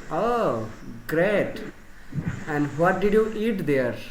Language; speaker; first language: English; non-native, fluent; Bangla